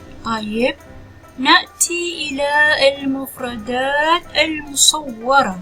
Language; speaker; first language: Arabic; non-native, fluent; Malay